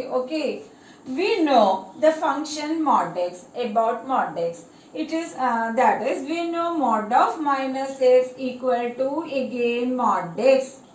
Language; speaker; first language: English; non-native, local second language; Malayalam